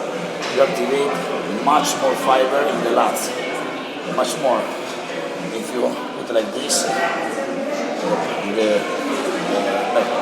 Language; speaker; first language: English; non-native, learner; Italian